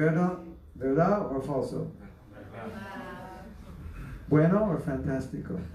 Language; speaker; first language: Spanish; non-native, learner; English